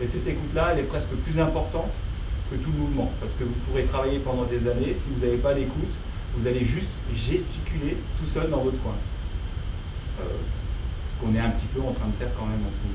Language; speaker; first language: French; native; French